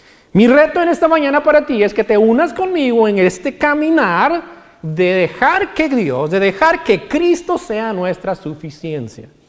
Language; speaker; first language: Spanish; native; Spanish